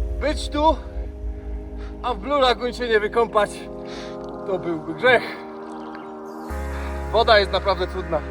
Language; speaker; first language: Polish; non-native, fluent; Swahili